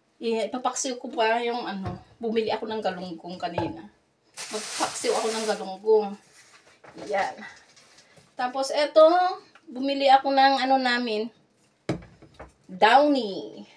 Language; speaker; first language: Filipino; non-native, local second language; Iloko